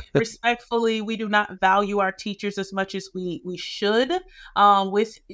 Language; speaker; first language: English; native; English